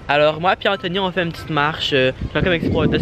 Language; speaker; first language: French; native; French